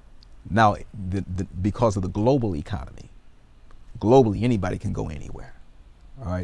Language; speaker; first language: English; native; English